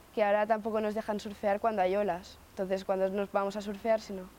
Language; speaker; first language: Spanish; native; Spanish